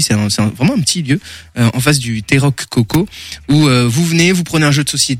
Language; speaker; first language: French; native; French